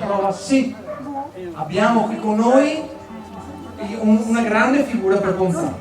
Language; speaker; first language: Italian; native; Italian